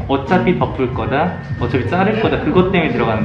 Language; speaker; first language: Korean; native; Korean